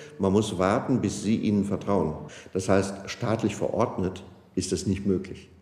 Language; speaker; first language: German; native; German